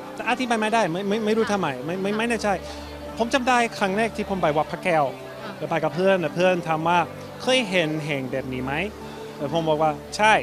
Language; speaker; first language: Thai; non-native, fluent; English